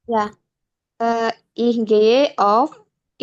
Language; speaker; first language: German; non-native, learner; Indonesian